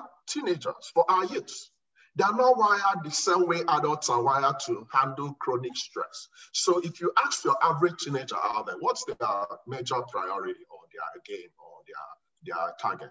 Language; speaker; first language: English; non-native, local second language; Igbo